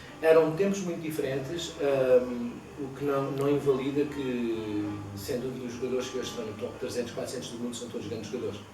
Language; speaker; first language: Portuguese; native; Portuguese